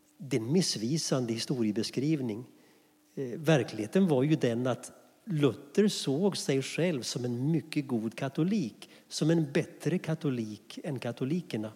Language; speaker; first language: Swedish; native; Swedish